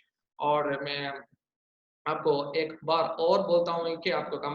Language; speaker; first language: Hindi; non-native, local second language; Tamil